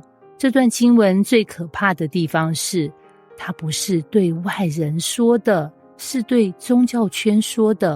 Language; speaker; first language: Chinese; native; Chinese